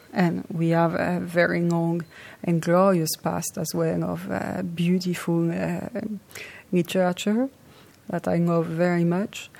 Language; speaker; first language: English; non-native, fluent; French